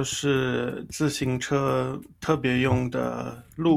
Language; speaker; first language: Chinese; non-native, fluent; English